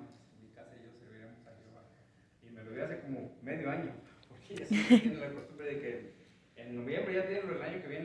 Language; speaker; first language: Spanish; native; Spanish